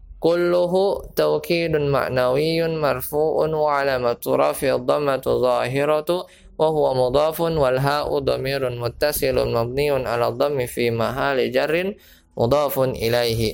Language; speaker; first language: Arabic; non-native, fluent; Indonesian